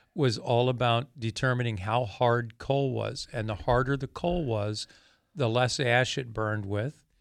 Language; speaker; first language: English; native; English